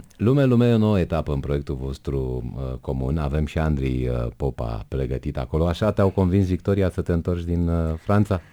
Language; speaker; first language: Romanian; native; Romanian